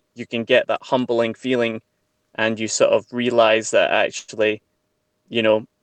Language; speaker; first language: English; native; English